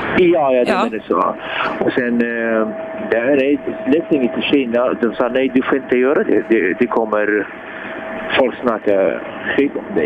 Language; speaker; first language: Swedish; non-native, fluent; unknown